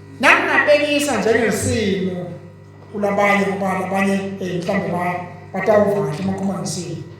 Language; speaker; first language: Zulu; non-native, local second language; Swati